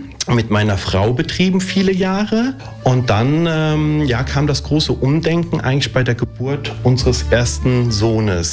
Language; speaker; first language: German; early bilingual, other home language; Italian